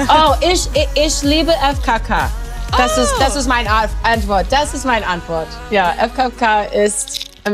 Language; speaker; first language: German; non-native, learner; English